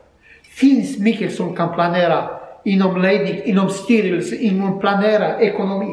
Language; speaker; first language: Swedish; non-native, learner; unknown